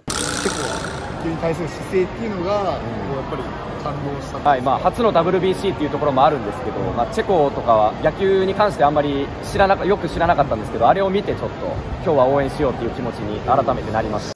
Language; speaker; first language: Japanese; native; Japanese